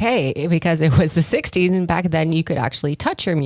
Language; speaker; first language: English; native; English